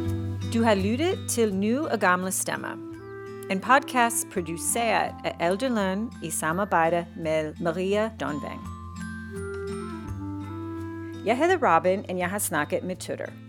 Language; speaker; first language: Danish; non-native, learner; English